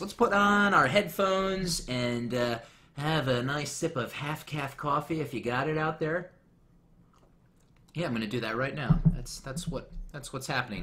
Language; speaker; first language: English; native; English